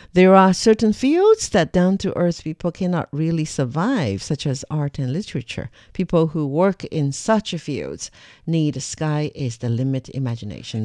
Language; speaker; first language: English; non-native, fluent; Chinese